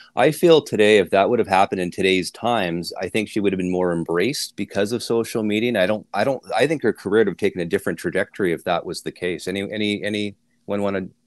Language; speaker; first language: English; native; English